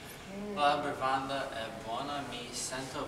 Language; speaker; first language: Italian; non-native, learner; English